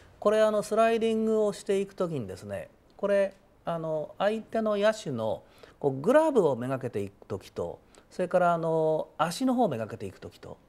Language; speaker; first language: Japanese; native; Japanese